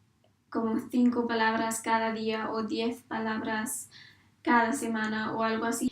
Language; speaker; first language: Spanish; non-native, learner; English